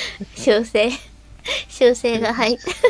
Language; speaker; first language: Japanese; native; Japanese